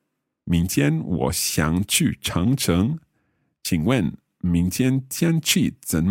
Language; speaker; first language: Chinese; non-native, learner; English